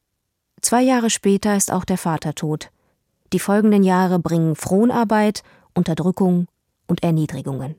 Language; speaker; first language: German; native; German